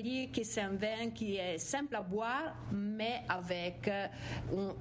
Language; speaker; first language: French; non-native, fluent; Italian